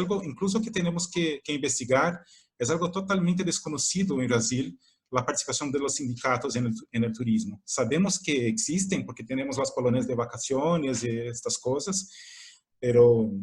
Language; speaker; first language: Spanish; non-native, fluent; Portuguese